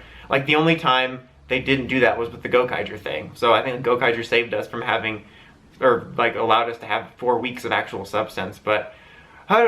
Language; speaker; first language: English; native; English